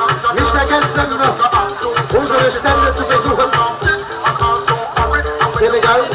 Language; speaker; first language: German; non-native, learner; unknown